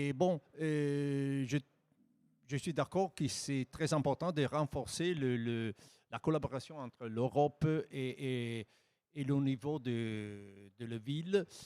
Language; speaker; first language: French; non-native, fluent; Italian